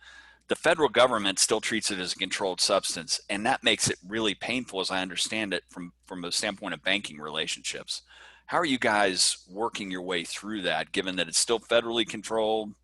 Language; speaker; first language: English; native; English